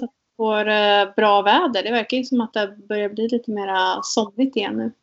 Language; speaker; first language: Swedish; native; Swedish